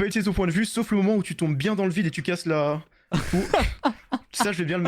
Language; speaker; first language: French; native; French